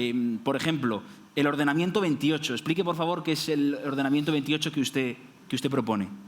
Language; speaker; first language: Spanish; native; Spanish